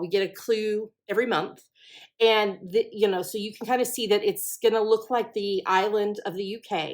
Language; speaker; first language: English; native; English